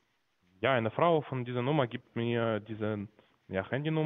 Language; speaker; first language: German; non-native, learner; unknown